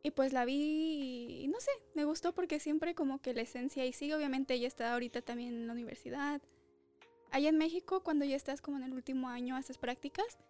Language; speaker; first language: Spanish; early bilingual, other home language; English